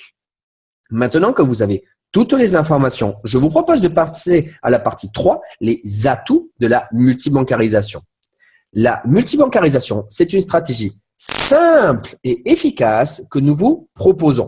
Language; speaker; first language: French; native; French